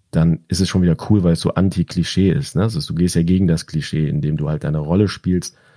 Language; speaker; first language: German; early bilingual, other home language; Turkish